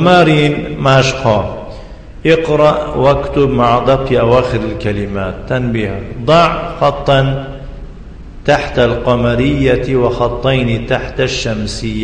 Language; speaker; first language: Arabic; non-native, fluent; Tajik